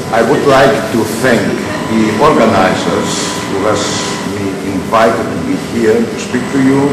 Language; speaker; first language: English; non-native, fluent; Greek